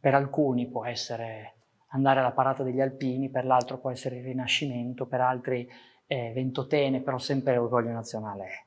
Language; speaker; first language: Italian; early bilingual, other home language; Persian